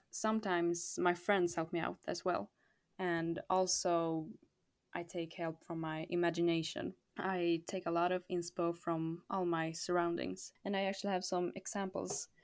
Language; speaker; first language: English; non-native, fluent; Swedish